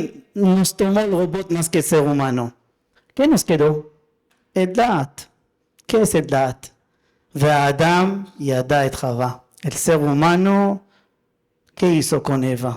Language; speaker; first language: Spanish; non-native, fluent; Hebrew